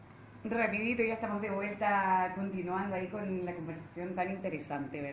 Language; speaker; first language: Spanish; native; Spanish